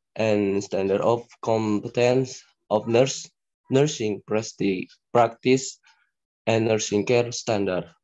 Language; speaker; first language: English; non-native, learner; Indonesian